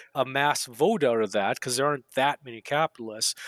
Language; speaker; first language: English; native; English